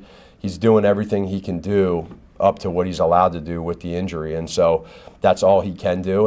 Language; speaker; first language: English; native; English